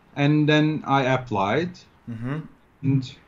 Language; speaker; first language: English; non-native, fluent; Turkish